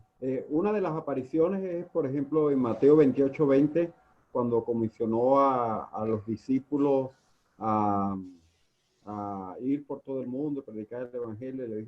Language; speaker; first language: Spanish; native; Spanish